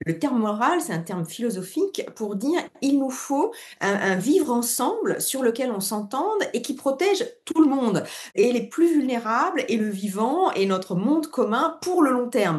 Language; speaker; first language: French; native; French